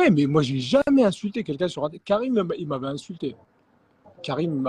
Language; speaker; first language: French; native; French